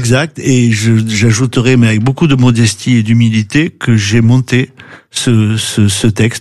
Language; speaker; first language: French; native; French